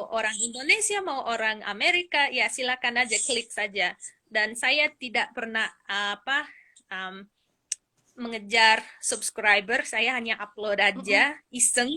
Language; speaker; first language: Indonesian; non-native, fluent; English